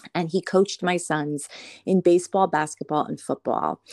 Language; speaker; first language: English; native; English